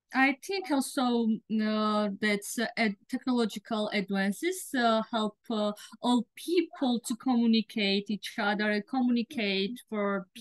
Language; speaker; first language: English; non-native, learner; Georgian